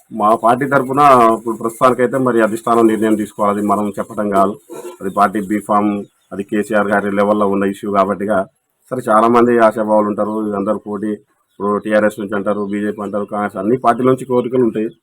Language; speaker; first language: Telugu; non-native, local second language; Lambadi